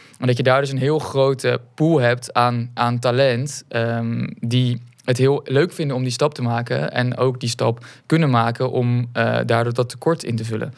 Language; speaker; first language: Dutch; native; Dutch